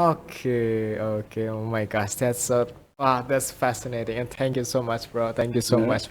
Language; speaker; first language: English; non-native, fluent; Indonesian